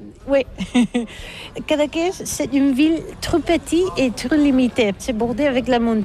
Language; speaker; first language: French; non-native, learner; Catalan